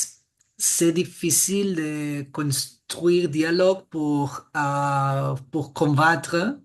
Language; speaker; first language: French; non-native, fluent; Catalan